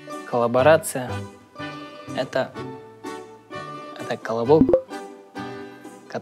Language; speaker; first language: Russian; non-native, local second language; Kyrgyz